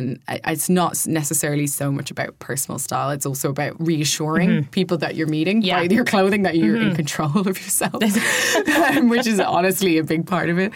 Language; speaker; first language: English; native; English